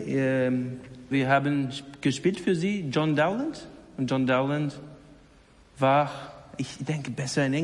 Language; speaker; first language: German; non-native, learner; English